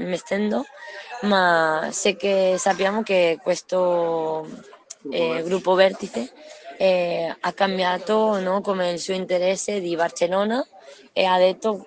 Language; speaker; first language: Italian; non-native, learner; Spanish